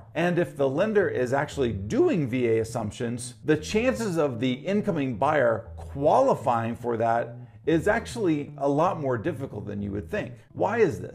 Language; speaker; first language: English; native; English